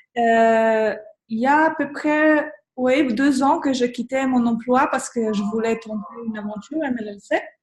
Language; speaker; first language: French; non-native, fluent; Polish